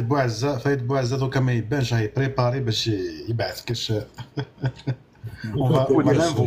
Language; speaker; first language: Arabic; native; Arabic